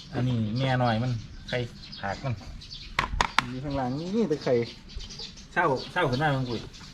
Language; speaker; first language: Thai; non-native, local second language; Northeastern Thai